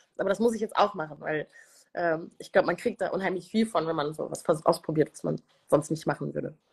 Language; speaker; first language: German; early bilingual, other home language; Kinyarwanda